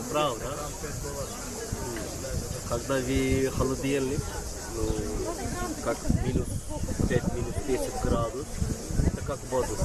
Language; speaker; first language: Russian; non-native, learner; Turkish